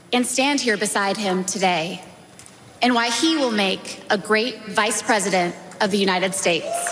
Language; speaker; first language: English; native; English